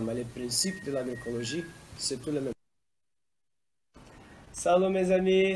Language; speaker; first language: French; non-native, learner; Portuguese